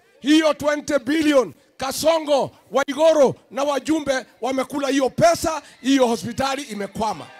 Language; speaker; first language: Swahili; non-native, local second language; Kikuyu